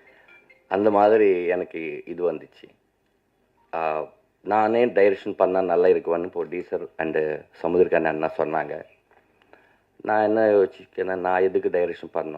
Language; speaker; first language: Tamil; non-native, learner; Telugu